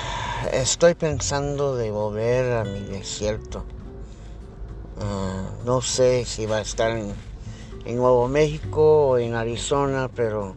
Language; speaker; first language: Spanish; early bilingual, heritage; English